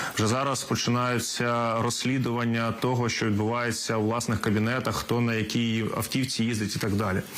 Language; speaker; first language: Ukrainian; native; Ukrainian